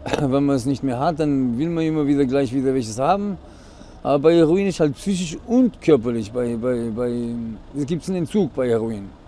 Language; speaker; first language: German; non-native, fluent; Portuguese